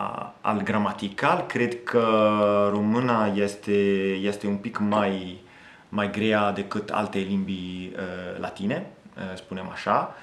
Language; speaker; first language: Romanian; non-native, fluent; Italian